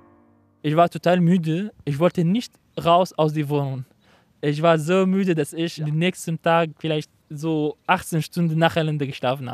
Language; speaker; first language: German; non-native, learner; Arabic